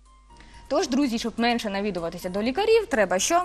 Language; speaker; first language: Ukrainian; native; Ukrainian